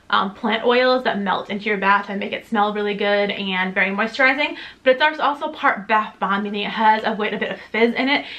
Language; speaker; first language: English; native; English